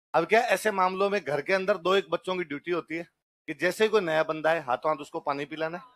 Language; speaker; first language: Hindi; native; Hindi